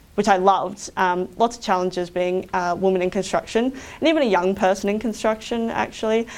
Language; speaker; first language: English; native; English